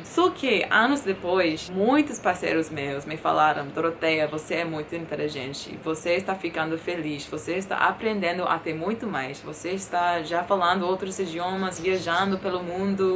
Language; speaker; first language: Portuguese; non-native, fluent; English